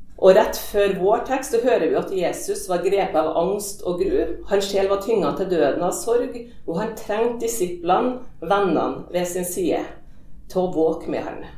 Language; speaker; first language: Norwegian; native; Norwegian